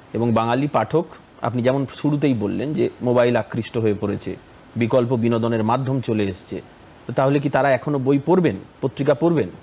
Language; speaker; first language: Bangla; native; Bangla